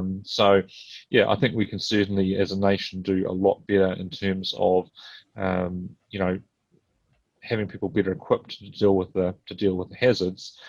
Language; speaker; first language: English; native; English